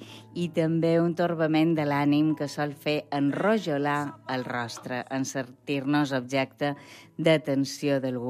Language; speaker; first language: Catalan; native; Catalan